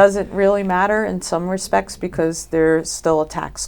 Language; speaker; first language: English; native; English